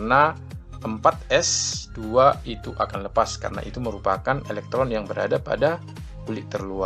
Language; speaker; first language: Indonesian; native; Indonesian